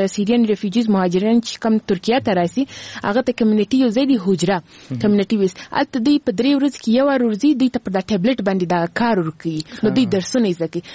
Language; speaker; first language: Pashto; early bilingual, heritage; Pashto